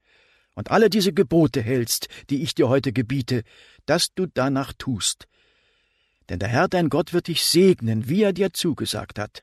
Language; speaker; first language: German; native; German